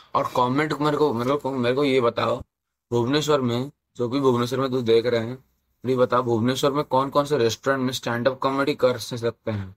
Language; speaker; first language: Hindi; non-native, local second language; Odia